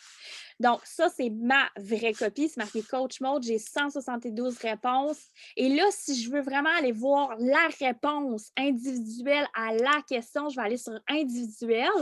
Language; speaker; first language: French; native; French